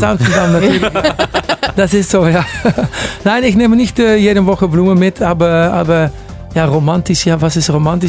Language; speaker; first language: German; non-native, learner; Dutch